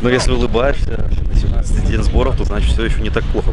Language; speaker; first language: Russian; native; Russian